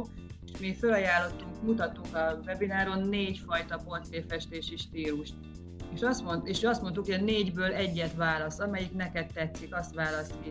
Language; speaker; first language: Hungarian; native; Hungarian